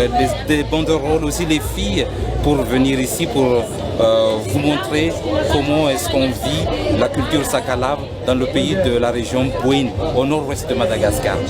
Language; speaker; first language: French; non-native, local second language; Malagasy